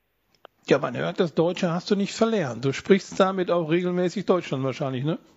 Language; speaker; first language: German; native; German